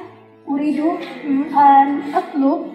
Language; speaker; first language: Arabic; non-native, learner; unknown